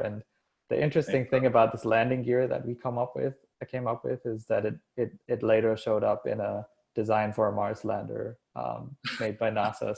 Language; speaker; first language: English; non-native, fluent; German